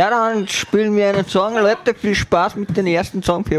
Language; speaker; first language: German; native; German